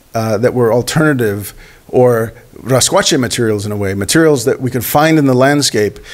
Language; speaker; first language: English; native; English